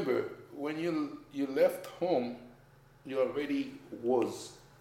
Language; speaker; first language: English; non-native, fluent; Haitian Creole